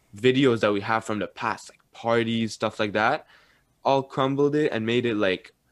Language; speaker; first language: English; early bilingual, other home language; Arabic